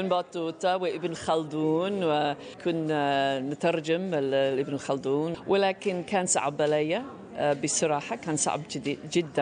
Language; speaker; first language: Arabic; non-native, fluent; English